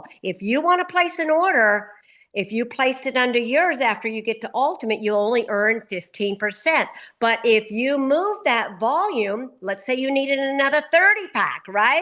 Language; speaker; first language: English; native; English